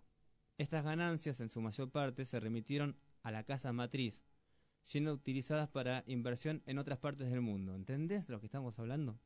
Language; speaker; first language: Spanish; native; Spanish